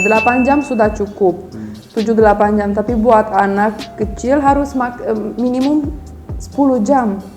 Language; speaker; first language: Indonesian; non-native, fluent; Romanian